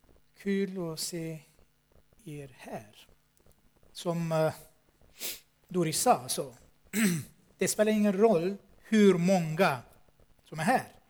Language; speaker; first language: Swedish; non-native, fluent; Armenian